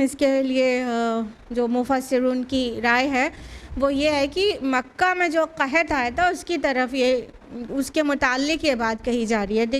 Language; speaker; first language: Urdu; native; Urdu